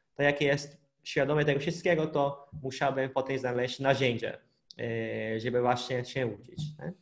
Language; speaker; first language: Polish; non-native, fluent; Portuguese